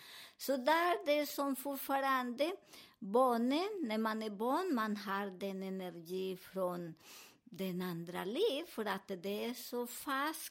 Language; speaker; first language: Swedish; non-native, learner; Spanish